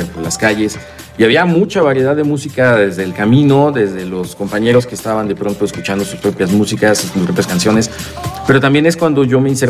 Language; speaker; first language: Spanish; native; Spanish